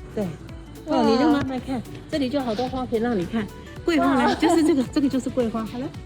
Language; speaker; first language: Chinese; native; Chinese